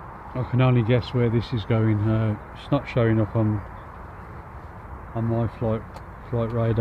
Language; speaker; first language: English; native; English